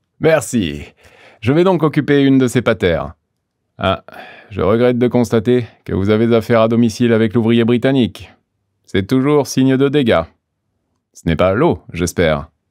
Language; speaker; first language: French; native; French